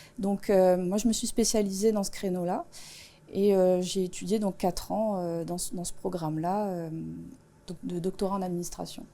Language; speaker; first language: French; non-native, local second language; Swiss German